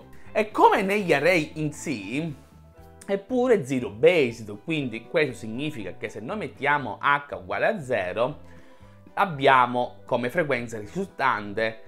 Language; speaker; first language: Italian; native; Italian